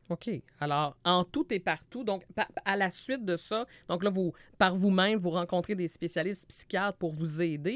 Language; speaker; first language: French; native; French